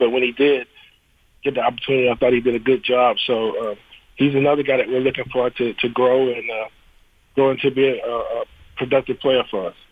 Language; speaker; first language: English; native; English